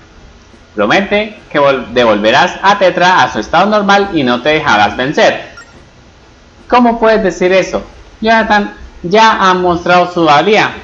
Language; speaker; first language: Spanish; native; Spanish